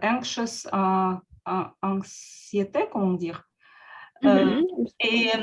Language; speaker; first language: French; non-native, learner; Russian